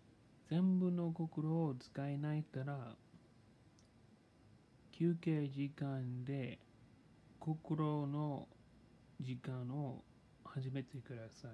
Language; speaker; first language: Japanese; non-native, learner; English